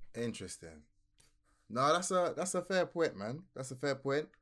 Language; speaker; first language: English; early bilingual, other home language; Akan